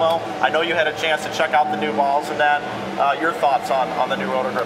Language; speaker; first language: English; native; English